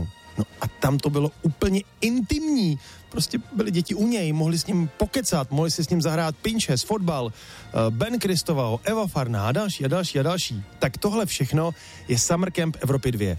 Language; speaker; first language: Czech; native; Czech